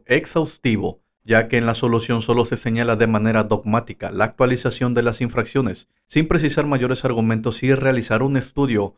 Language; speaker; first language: Spanish; native; Spanish